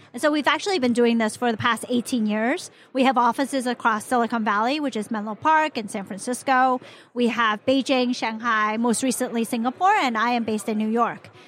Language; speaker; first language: English; non-native, local second language; Cantonese